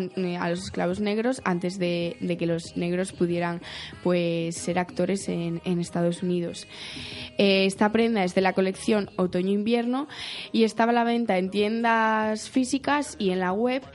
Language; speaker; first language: Spanish; native; Spanish